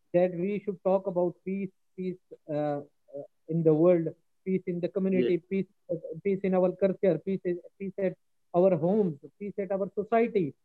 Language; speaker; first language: English; non-native, local second language; Urdu